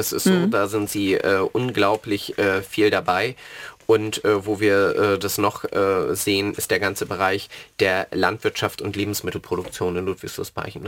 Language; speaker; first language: German; native; German